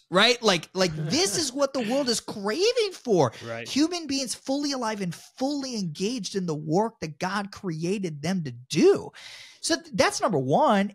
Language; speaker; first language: English; native; English